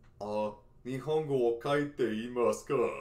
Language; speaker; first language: Japanese; non-native, learner; English